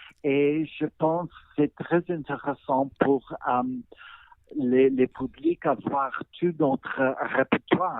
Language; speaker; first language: French; non-native, learner; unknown